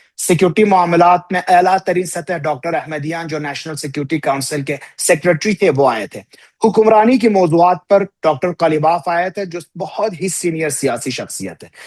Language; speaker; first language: Urdu; non-native, local second language; Balti